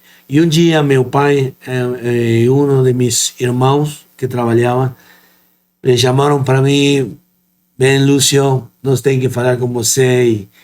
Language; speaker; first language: Portuguese; non-native, fluent; Spanish